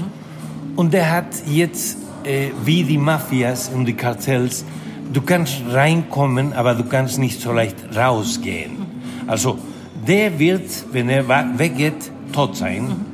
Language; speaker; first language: German; non-native, fluent; Spanish